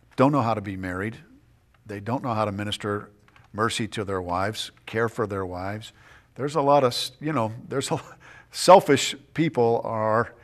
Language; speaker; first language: English; native; English